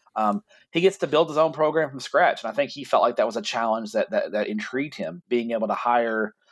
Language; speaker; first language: English; native; English